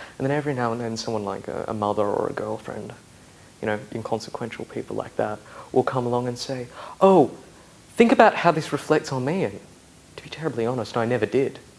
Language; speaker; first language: English; native; English